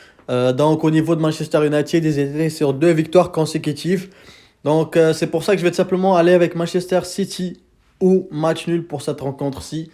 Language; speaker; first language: French; native; French